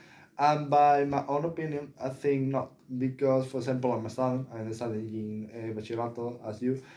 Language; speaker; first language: English; non-native, learner; Spanish